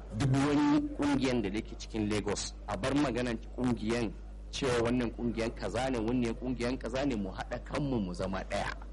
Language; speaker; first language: Hausa; non-native, local second language; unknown